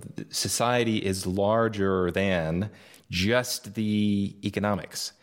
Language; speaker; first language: English; native; English